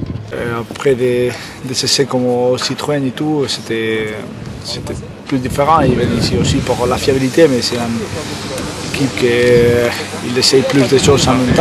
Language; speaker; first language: French; non-native, fluent; Spanish